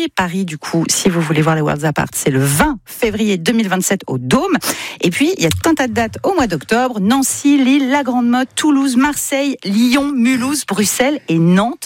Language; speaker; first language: French; native; French